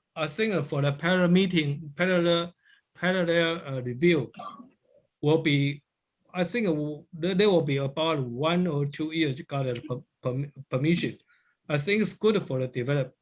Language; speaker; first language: English; non-native, learner; Chinese